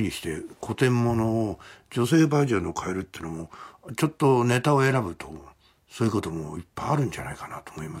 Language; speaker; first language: Japanese; native; Japanese